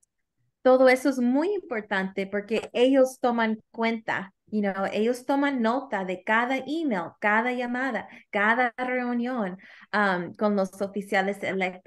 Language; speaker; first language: Spanish; early bilingual, heritage; Spanish